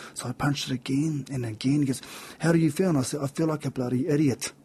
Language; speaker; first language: English; native; English